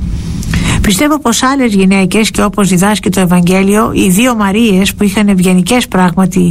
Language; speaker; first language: Greek; native; Greek